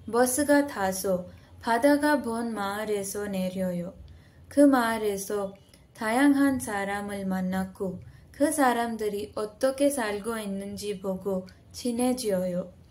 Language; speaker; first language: Korean; non-native, learner; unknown